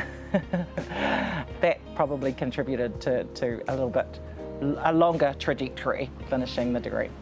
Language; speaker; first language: English; native; English